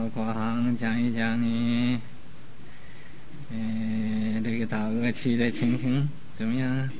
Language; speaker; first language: Chinese; native; Chinese